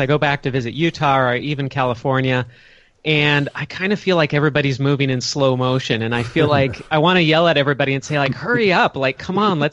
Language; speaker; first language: English; native; English